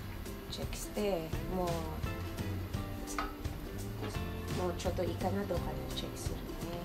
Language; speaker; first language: Japanese; non-native, fluent; Filipino